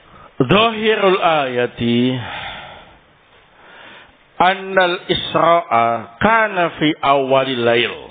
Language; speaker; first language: Arabic; non-native, fluent; Indonesian